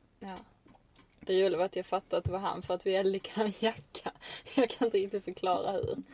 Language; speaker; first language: Swedish; native; Swedish